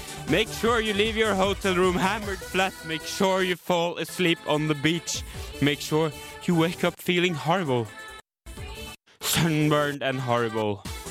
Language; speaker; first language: English; non-native, fluent; Norwegian